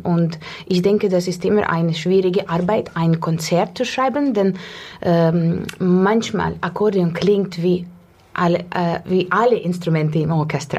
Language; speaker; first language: German; non-native, fluent; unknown